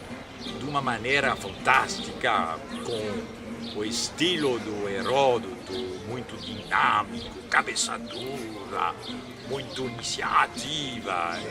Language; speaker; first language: Portuguese; non-native, fluent; French